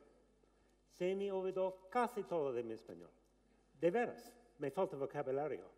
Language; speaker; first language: Spanish; non-native, learner; English